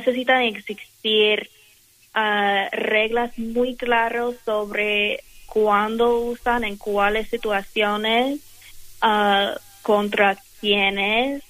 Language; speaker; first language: Spanish; non-native, fluent; English